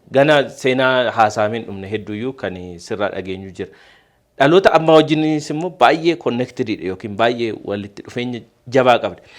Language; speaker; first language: Oromo; native; Oromo